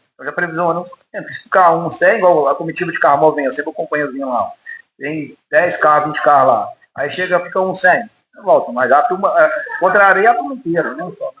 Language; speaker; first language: Portuguese; native; Portuguese